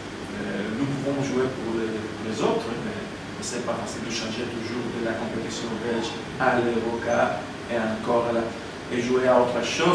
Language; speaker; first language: French; non-native, learner; Spanish